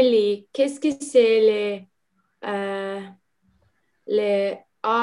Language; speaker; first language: French; non-native, learner; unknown